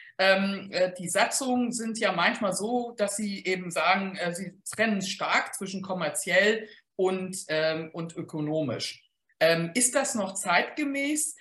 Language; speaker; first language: German; native; German